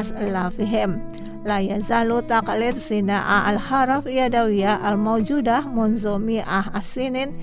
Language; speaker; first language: Arabic; non-native, fluent; Indonesian